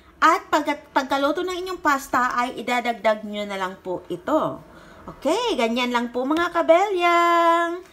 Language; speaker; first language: Filipino; non-native, local second language; Cebuano